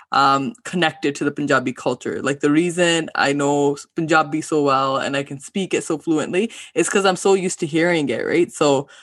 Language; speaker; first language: English; early bilingual, other home language; Hindi